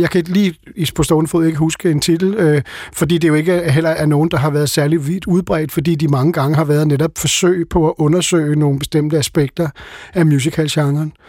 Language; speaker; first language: Danish; native; Danish